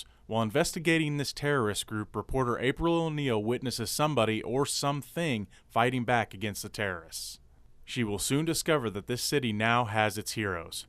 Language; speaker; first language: English; native; English